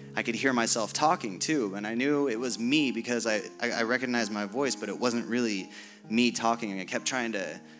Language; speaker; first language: English; native; English